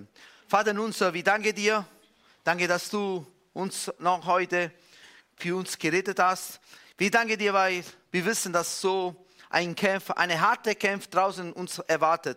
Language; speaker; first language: German; non-native, fluent; Italian